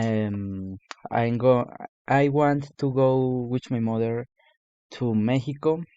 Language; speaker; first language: English; non-native, learner; Spanish